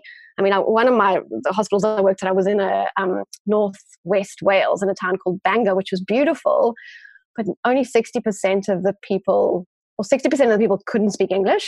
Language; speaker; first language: English; native; English